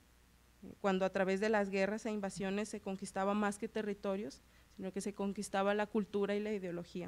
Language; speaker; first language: Spanish; native; Spanish